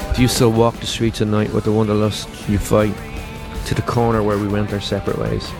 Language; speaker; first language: English; native; English